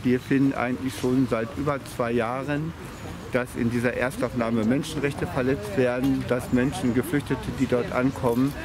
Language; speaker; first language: German; native; German